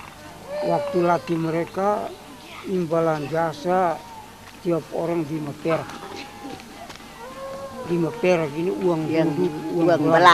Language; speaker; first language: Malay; non-native, local second language; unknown